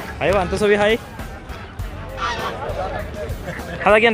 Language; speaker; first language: Arabic; non-native, learner; Malayalam